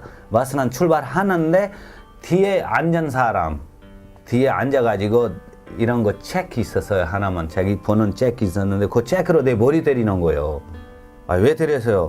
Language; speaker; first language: Korean; non-native, learner; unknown